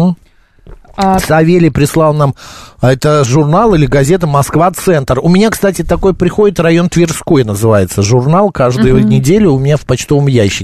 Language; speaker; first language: Russian; native; Russian